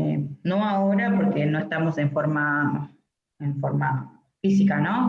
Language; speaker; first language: Spanish; native; Spanish